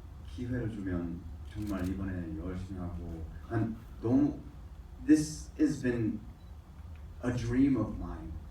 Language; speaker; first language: Korean; early bilingual, heritage; English